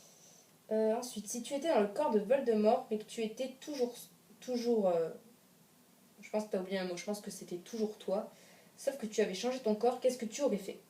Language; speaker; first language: French; native; French